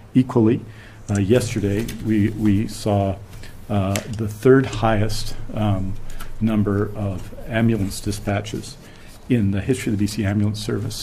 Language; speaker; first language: English; native; English